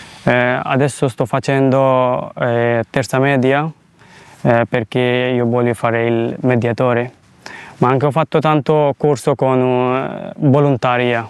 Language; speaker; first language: Italian; non-native, learner; Bangla